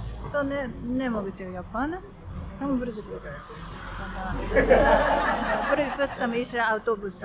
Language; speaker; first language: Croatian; non-native, learner; Japanese